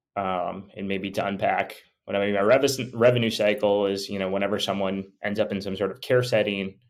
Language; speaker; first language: English; native; English